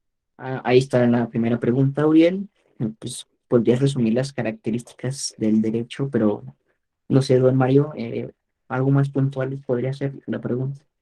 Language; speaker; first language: Spanish; native; Spanish